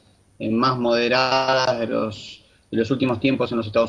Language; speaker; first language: Spanish; native; Spanish